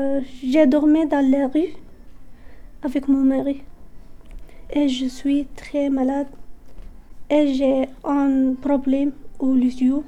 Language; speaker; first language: French; non-native, learner; Arabic